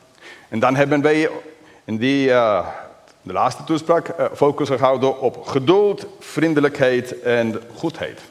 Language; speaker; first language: Dutch; non-native, fluent; English